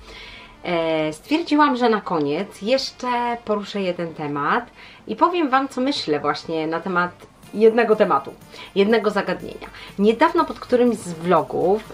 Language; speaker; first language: Polish; native; Polish